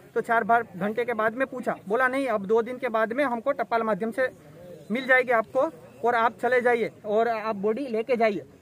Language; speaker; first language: Hindi; non-native, local second language; Gujarati